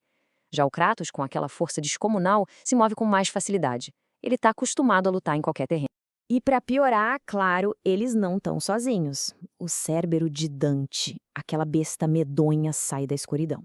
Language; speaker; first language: Portuguese; native; Portuguese